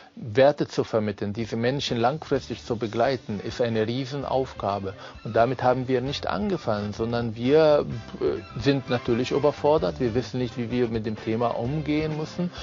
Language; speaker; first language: German; non-native, fluent; Arabic